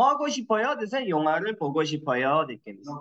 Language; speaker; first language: Korean; non-native, fluent; Kyrgyz